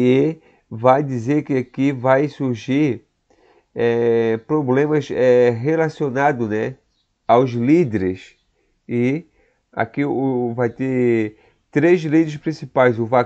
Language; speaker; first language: Portuguese; native; Portuguese